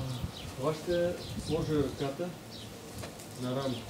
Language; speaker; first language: Bulgarian; non-native, learner; Russian